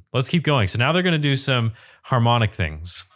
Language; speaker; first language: English; native; English